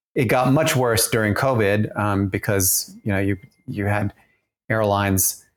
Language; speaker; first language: English; early bilingual, other home language; German